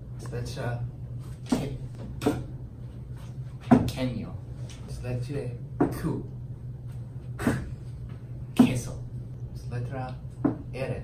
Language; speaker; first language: Spanish; non-native, learner; English